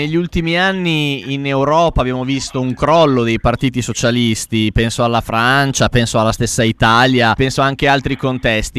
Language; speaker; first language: Italian; native; Italian